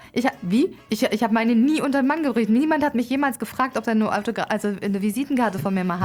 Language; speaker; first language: German; native; German